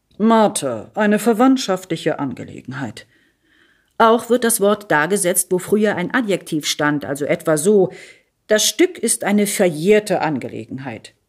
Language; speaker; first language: German; early bilingual, other home language; Italian